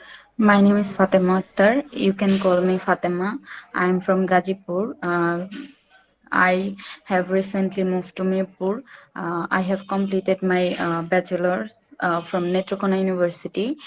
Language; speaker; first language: English; non-native, learner; Bangla